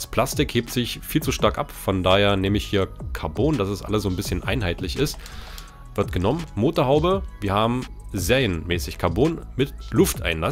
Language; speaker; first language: German; native; German